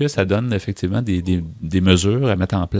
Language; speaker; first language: French; native; French